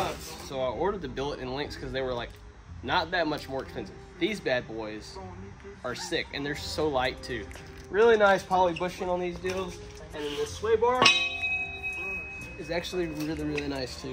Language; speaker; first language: English; native; English